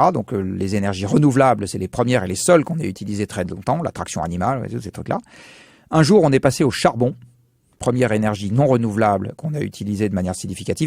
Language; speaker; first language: French; native; French